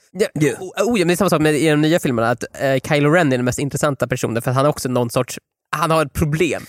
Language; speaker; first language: Swedish; native; Swedish